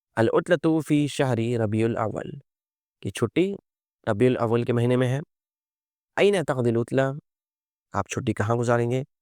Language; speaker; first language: Urdu; native; Urdu